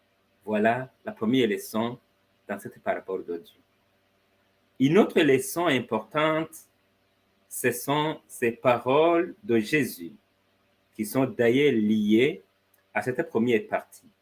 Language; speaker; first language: French; non-native, fluent; Spanish